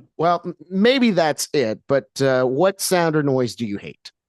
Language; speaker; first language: English; native; English